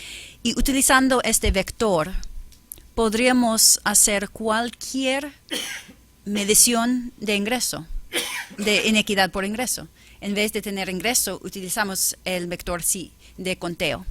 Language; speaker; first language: Spanish; non-native, fluent; English